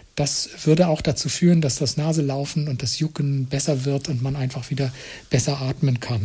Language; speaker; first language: German; native; German